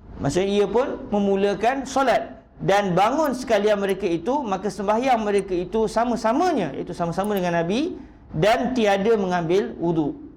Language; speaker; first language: Malay; native; Malay